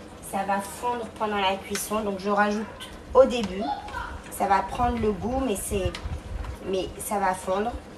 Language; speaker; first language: French; native; French